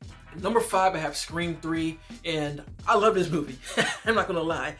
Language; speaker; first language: English; native; English